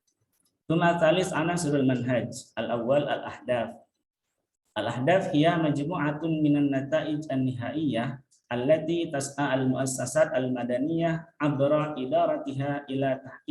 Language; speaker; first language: Arabic; non-native, fluent; Indonesian